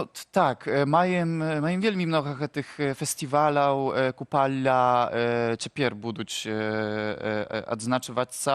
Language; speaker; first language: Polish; non-native, local second language; Ukrainian